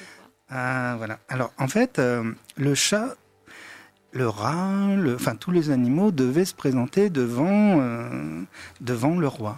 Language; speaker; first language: French; native; French